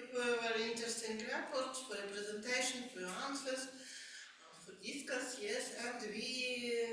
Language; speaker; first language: English; non-native, learner; Ukrainian